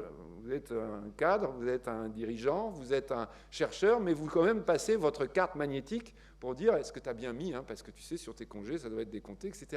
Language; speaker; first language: French; native; French